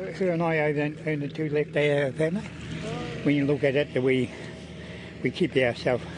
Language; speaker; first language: English; native; English